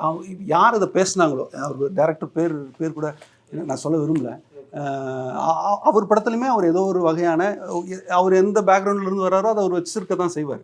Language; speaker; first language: Tamil; native; Tamil